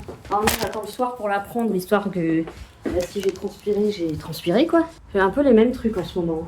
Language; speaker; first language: French; native; French